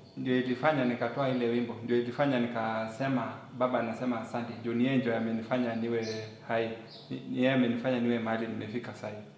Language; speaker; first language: Swahili; non-native, local second language; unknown